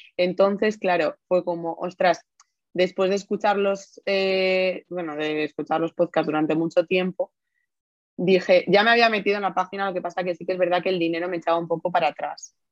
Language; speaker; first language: Spanish; native; Spanish